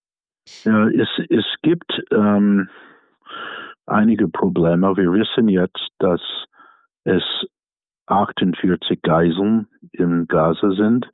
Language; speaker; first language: German; non-native, fluent; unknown